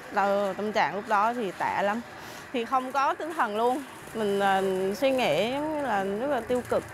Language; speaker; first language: Vietnamese; non-native, fluent; Thai